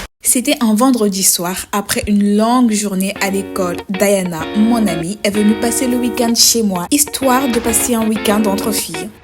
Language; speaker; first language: French; native; French